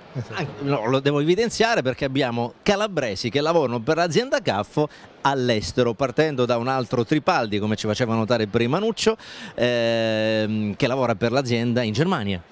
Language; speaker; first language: Italian; native; Italian